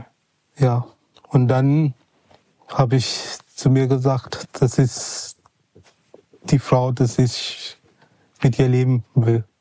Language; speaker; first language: German; non-native, fluent; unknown